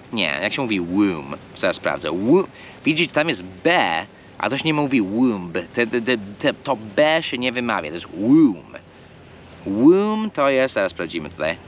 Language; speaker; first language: Polish; non-native, fluent; English